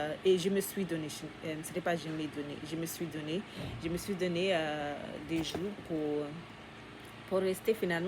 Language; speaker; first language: French; non-native, learner; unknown